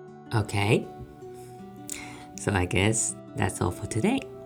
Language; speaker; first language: English; non-native, fluent; Chinese